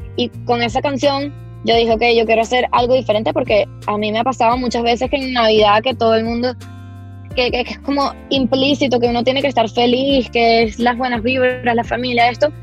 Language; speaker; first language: Spanish; native; Spanish